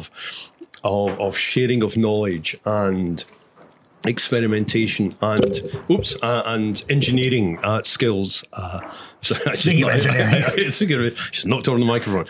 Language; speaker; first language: English; native; English